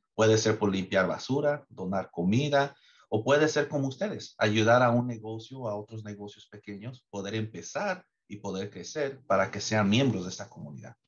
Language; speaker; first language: Spanish; early bilingual, heritage; Spanish